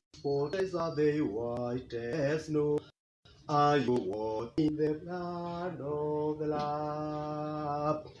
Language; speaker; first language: English; non-native, local second language; Swahili